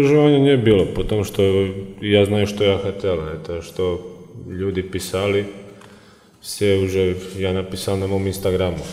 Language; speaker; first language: Russian; non-native, fluent; Croatian